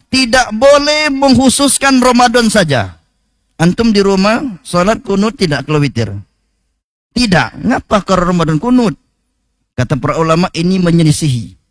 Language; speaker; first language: Malay; native; Malay